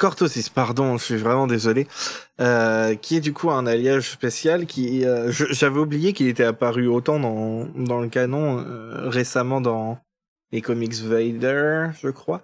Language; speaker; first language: French; native; French